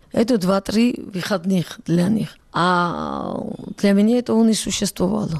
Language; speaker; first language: Russian; non-native, local second language; Georgian